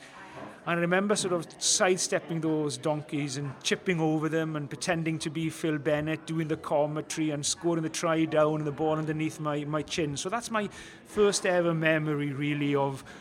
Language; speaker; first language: English; non-native, local second language; Welsh